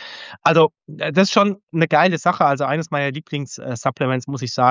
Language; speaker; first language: German; native; German